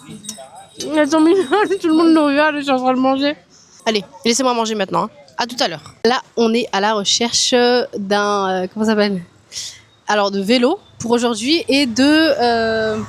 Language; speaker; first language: French; native; French